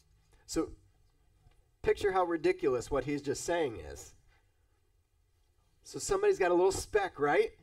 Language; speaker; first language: English; native; English